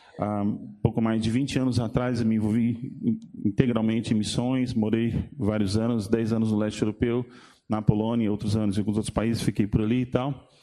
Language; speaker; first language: Portuguese; native; Portuguese